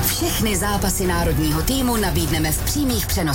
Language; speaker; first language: Czech; native; Czech